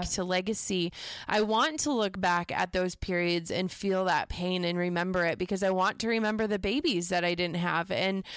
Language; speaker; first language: English; native; English